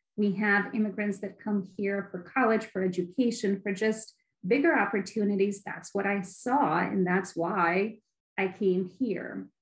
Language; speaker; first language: English; non-native, fluent; Ukrainian